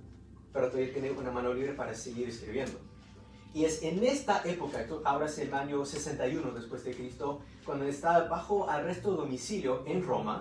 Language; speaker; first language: Spanish; early bilingual, heritage; Spanish